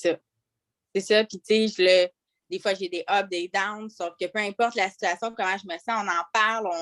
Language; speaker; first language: French; native; French